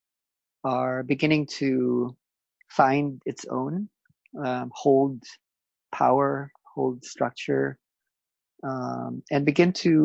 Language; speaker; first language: English; non-native, local second language; Filipino